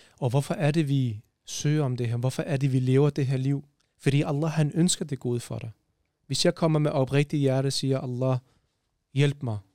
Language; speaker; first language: Danish; early bilingual, other home language; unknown